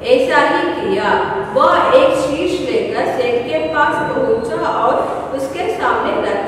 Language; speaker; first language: Hindi; non-native, local second language; Kannada